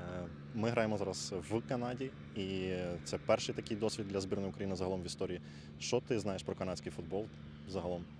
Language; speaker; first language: Ukrainian; native; Ukrainian